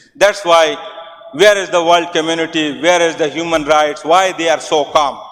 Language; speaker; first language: English; non-native, local second language; Pashto